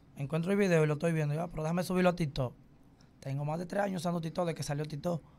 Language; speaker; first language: Spanish; native; Spanish